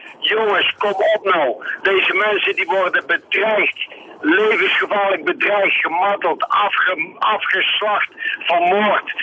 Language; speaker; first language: Dutch; native; Dutch